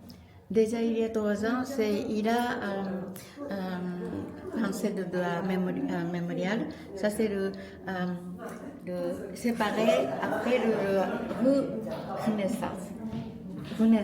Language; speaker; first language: French; non-native, learner; Japanese